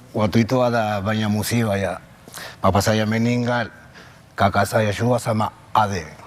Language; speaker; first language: Indonesian; non-native, fluent; Spanish